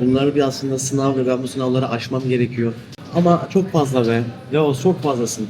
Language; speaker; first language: Turkish; native; Turkish